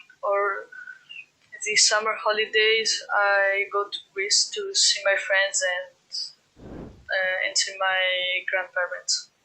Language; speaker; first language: English; non-native, fluent; Greek